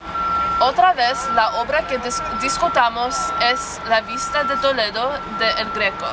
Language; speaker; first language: Spanish; non-native, learner; English